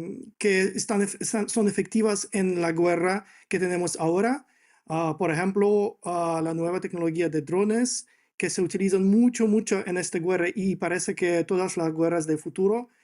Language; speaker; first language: Spanish; non-native, fluent; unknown